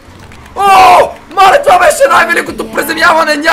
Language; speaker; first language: Bulgarian; native; Bulgarian